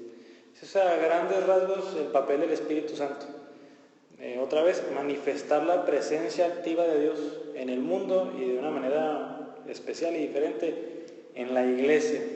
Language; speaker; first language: Spanish; native; Spanish